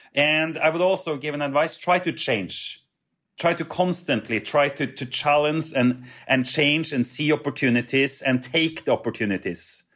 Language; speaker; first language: English; non-native, fluent; Norwegian